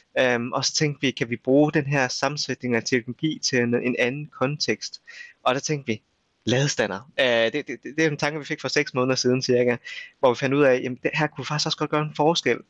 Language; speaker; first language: Danish; early bilingual, other home language; Vietnamese